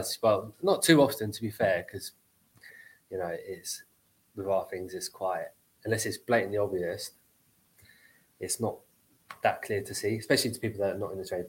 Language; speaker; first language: English; native; English